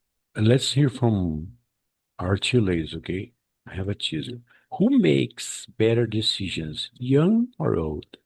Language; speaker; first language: English; non-native, fluent; Portuguese